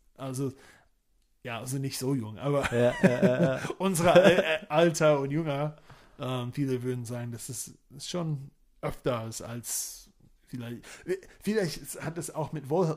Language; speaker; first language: German; non-native, fluent; English